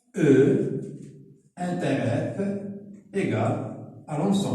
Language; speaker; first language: French; non-native, local second language; Arabic